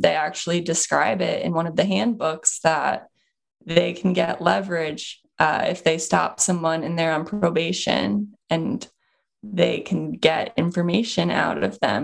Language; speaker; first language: English; native; English